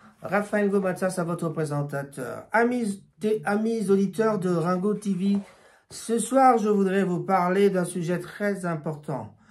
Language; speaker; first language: French; non-native, local second language; Lingala